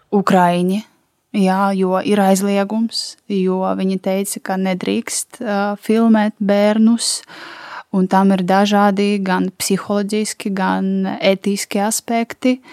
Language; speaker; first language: Latvian; non-native, local second language; Russian